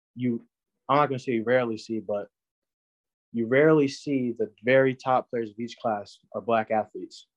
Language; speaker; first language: English; native; English